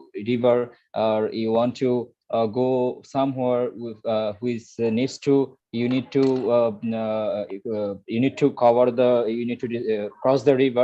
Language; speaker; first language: English; non-native, learner; Bangla